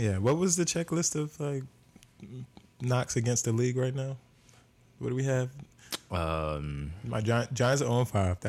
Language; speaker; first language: English; native; English